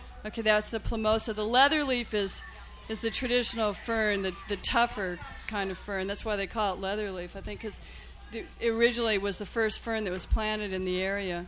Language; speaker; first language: English; native; English